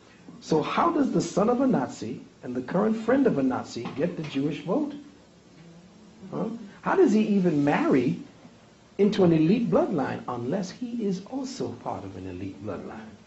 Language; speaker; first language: English; native; English